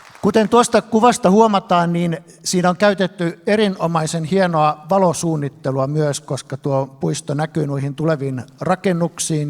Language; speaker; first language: Finnish; native; Finnish